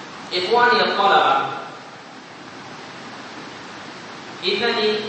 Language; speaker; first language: Arabic; non-native, fluent; Urdu